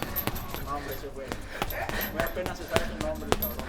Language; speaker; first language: Spanish; native; Spanish